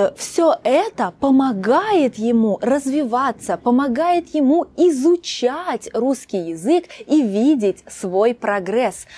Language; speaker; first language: Russian; native; Russian